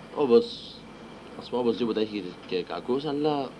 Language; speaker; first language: Greek; early bilingual, heritage; Greek